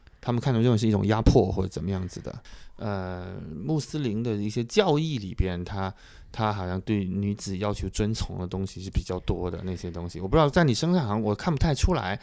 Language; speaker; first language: Chinese; native; Chinese